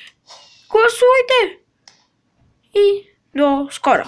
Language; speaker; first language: Bulgarian; native; Bulgarian